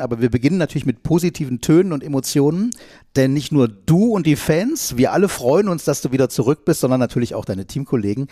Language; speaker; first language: German; native; German